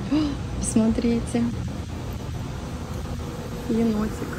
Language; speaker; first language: Russian; native; Russian